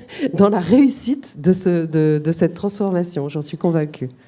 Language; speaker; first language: French; native; French